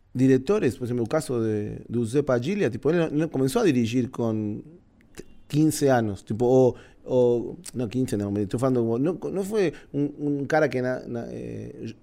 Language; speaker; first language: Portuguese; non-native, learner; Spanish